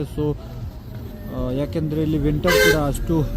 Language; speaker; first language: Kannada; non-native, local second language; Ladakhi